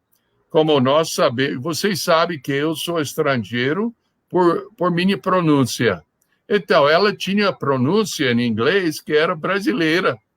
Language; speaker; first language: Portuguese; non-native, fluent; English